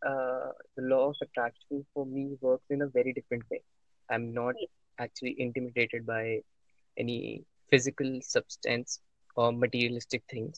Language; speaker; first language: English; non-native, local second language; Hindi